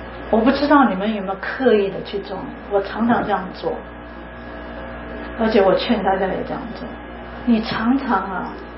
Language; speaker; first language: Chinese; native; Chinese